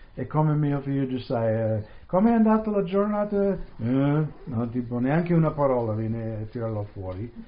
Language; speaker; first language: Italian; non-native, fluent; English